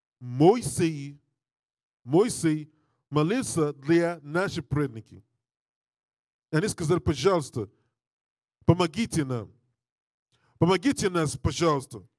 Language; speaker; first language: Russian; non-native, learner; English